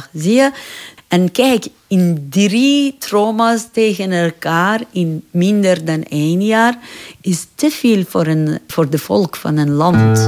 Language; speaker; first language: Dutch; non-native, fluent; Persian